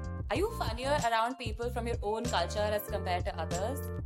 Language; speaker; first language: English; non-native, local second language; Hindi